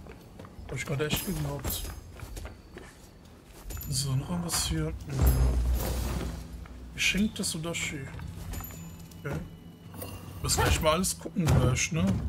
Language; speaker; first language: German; native; German